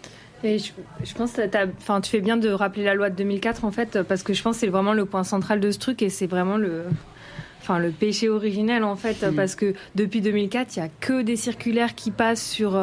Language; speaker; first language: French; native; French